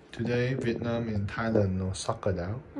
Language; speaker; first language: English; non-native, learner; Vietnamese